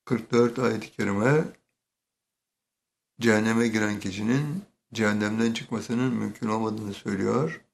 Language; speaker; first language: Turkish; native; Turkish